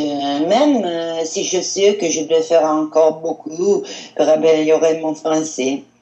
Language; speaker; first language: French; non-native, learner; Italian